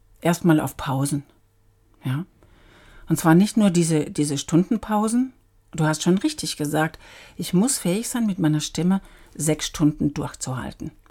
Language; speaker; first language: German; native; German